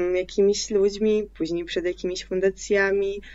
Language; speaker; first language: Polish; early bilingual, other home language; Russian